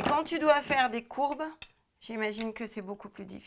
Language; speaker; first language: French; native; French